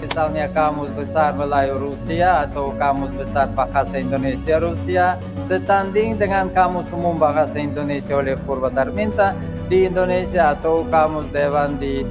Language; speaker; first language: Indonesian; non-native, fluent; Russian